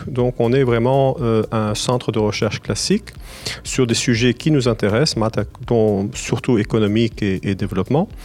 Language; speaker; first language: French; non-native, local second language; Arabic